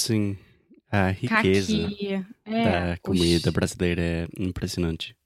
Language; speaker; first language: Portuguese; non-native, fluent; English